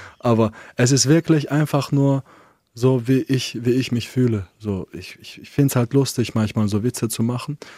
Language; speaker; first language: German; non-native, fluent; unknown